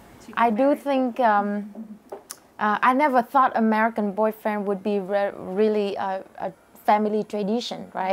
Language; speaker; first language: English; non-native, fluent; Vietnamese